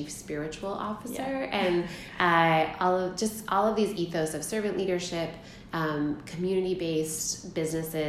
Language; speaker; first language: English; native; English